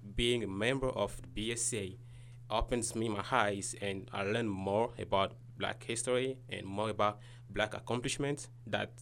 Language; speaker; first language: English; non-native, learner; Lingala